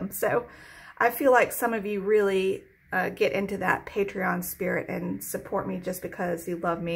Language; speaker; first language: English; native; English